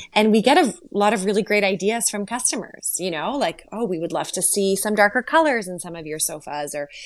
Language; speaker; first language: English; early bilingual, other home language; Slovak